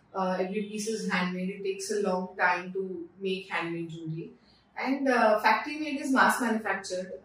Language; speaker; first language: English; non-native, local second language; Marathi